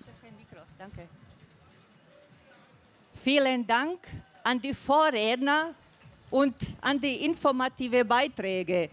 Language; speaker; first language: German; non-native, fluent; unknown